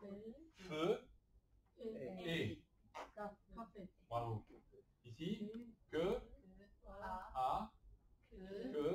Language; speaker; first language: French; native; French